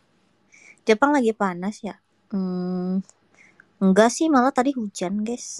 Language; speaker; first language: Indonesian; native; Indonesian